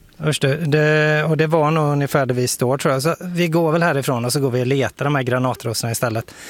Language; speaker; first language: Swedish; native; Swedish